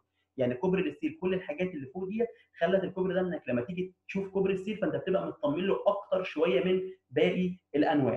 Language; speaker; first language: Arabic; native; Arabic